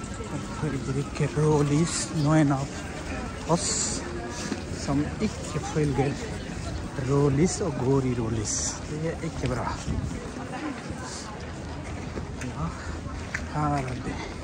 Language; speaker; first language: Norwegian; non-native, fluent; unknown